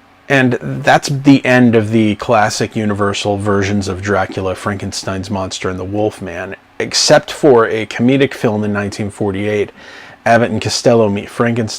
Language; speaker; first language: English; native; English